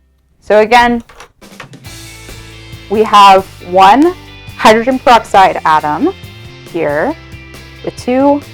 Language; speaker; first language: English; native; English